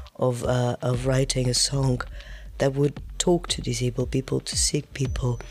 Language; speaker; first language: English; non-native, fluent; French